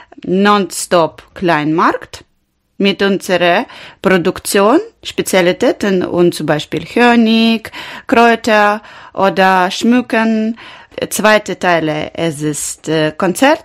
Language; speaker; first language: German; non-native, learner; Ukrainian